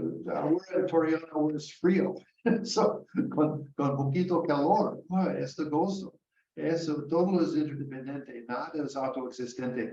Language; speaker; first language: Spanish; non-native, learner; English